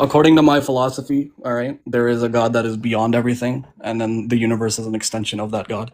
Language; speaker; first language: English; early bilingual, heritage; Punjabi